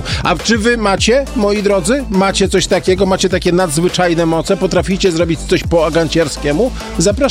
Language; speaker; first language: Polish; native; Polish